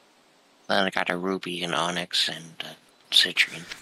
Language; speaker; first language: English; native; English